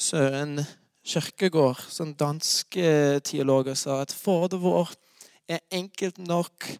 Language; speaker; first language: Norwegian; non-native, fluent; English